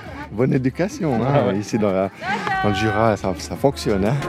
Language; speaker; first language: French; native; French